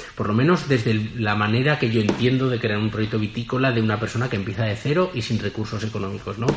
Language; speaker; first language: Spanish; native; Spanish